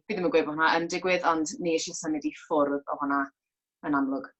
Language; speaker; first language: Welsh; native; Welsh